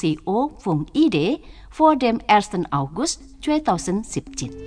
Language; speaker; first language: German; non-native, learner; Indonesian